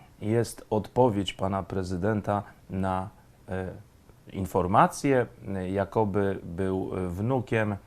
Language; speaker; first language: Polish; native; Polish